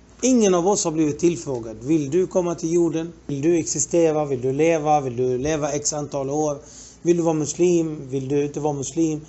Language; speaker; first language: Swedish; non-native, fluent; Arabic